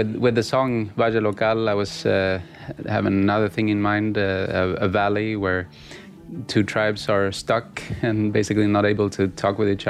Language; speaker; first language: English; non-native, fluent; Swedish